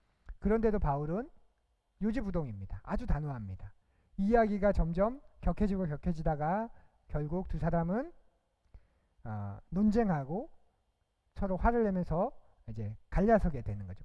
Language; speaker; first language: Korean; native; Korean